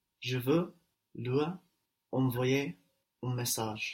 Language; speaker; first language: French; non-native, learner; English